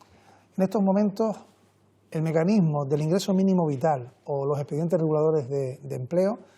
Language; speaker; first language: Spanish; native; Spanish